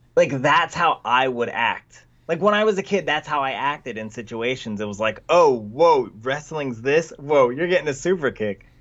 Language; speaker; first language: English; native; English